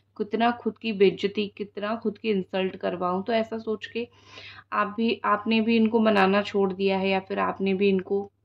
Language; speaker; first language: Hindi; non-native, local second language; Odia